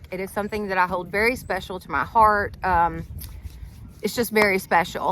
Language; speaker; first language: English; native; English